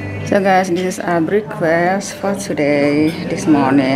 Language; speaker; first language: English; non-native, learner; Indonesian